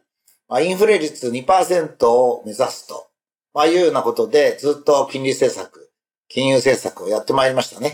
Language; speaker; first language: Japanese; native; Japanese